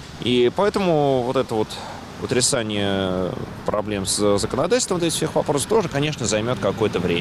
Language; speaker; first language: Russian; native; Russian